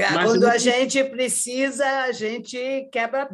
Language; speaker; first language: Portuguese; early bilingual, other home language; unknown